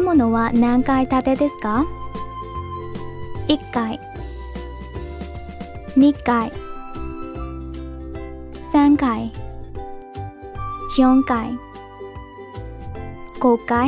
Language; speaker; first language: Japanese; non-native, fluent; Burmese